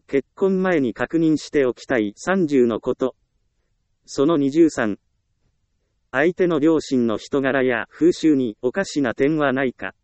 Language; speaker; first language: Japanese; native; Japanese